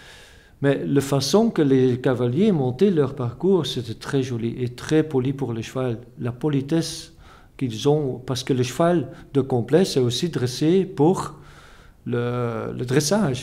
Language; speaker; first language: French; non-native, fluent; Dutch